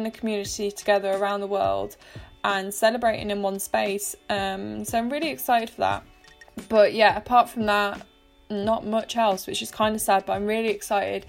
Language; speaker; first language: English; native; English